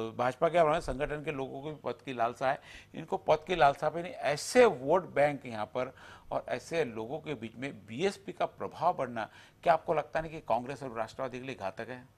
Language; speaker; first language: Hindi; native; Hindi